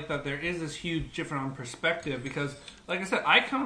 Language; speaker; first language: English; native; English